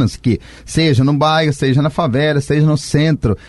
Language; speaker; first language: Portuguese; non-native, fluent; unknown